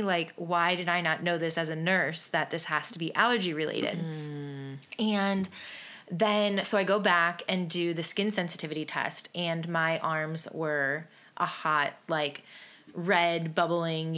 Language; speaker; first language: English; native; English